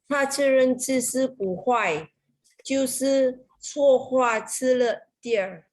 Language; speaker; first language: Chinese; non-native, learner; Indonesian